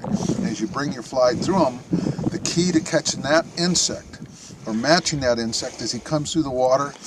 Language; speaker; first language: English; native; English